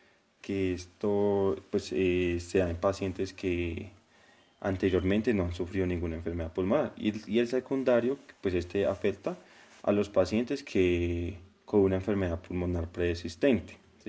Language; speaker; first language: Spanish; native; Spanish